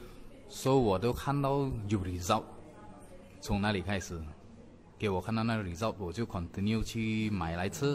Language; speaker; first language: Chinese; early bilingual, heritage; Chinese